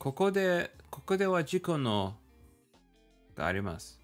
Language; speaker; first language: Japanese; non-native, learner; English